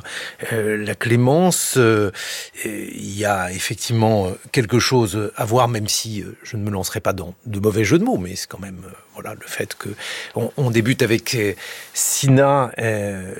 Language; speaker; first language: French; native; French